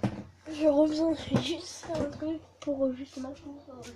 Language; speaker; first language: French; native; French